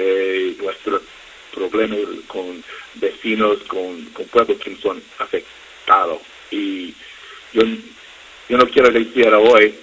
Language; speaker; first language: Spanish; non-native, learner; English